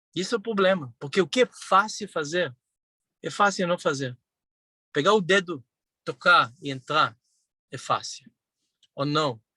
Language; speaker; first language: Portuguese; non-native, fluent; Hebrew